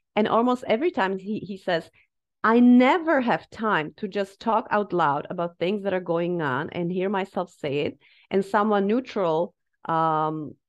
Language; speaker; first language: English; non-native, fluent; Slovak